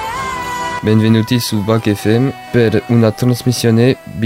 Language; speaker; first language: Italian; non-native, learner; French